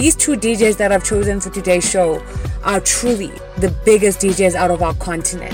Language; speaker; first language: English; non-native, local second language; Venda